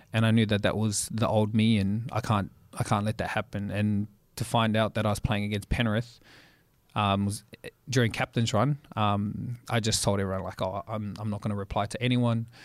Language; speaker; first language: English; native; English